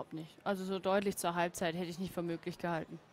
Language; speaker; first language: German; native; German